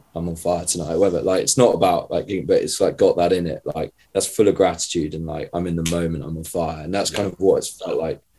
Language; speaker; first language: English; native; English